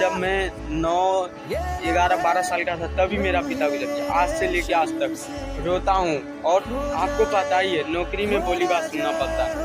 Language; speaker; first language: Hindi; non-native, fluent; Bangla